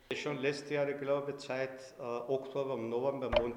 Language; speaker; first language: German; non-native, learner; Turkish